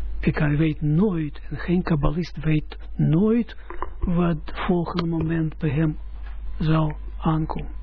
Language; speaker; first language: Dutch; non-native, fluent; Russian